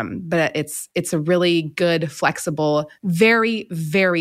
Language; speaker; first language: English; native; English